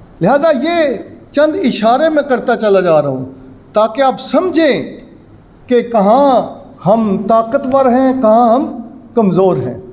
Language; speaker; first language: Urdu; non-native, local second language; Punjabi